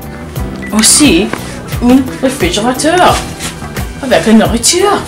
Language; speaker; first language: French; non-native, learner; English